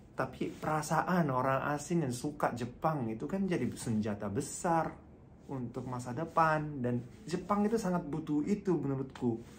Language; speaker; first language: Indonesian; non-native, fluent; Japanese